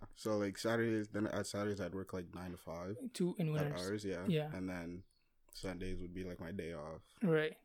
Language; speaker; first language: English; early bilingual, other home language; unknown